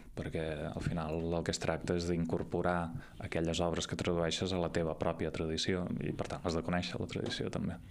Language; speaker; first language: Catalan; native; Catalan